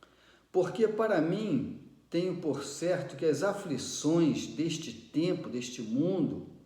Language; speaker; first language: Portuguese; native; Portuguese